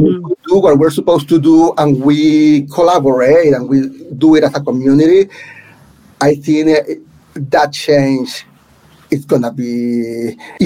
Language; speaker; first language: English; non-native, fluent; Spanish